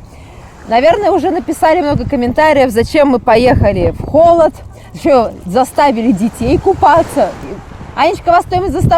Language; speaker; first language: Russian; native; Russian